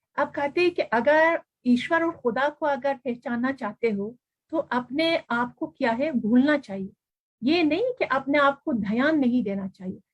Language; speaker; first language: Urdu; non-native, fluent; Persian